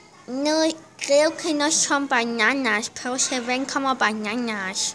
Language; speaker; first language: Spanish; non-native, learner; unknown